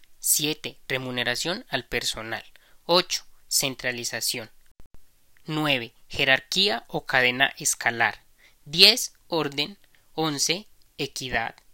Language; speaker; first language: Spanish; native; Spanish